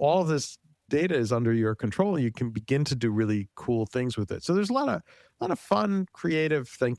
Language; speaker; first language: English; native; English